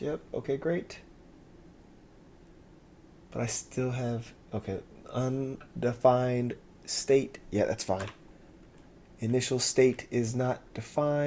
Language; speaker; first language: English; native; English